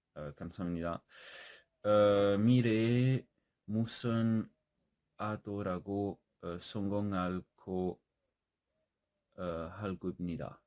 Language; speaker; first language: Korean; non-native, learner; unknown